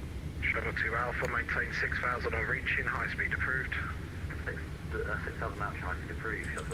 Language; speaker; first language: English; native; English